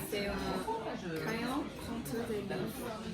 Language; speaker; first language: French; non-native, learner; English